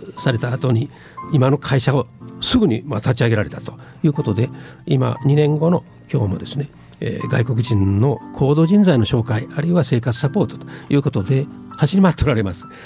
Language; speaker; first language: Japanese; native; Japanese